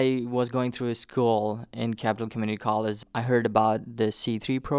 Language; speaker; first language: English; non-native, local second language; Nepali